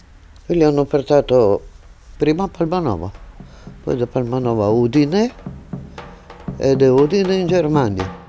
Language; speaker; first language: Italian; non-native, local second language; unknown